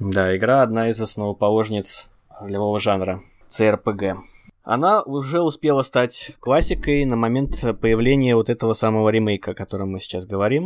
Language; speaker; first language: Russian; native; Russian